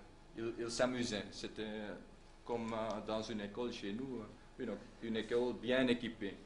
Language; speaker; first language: French; non-native, local second language; Dutch